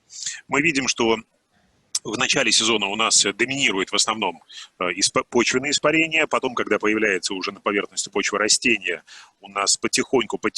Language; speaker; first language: Russian; native; Russian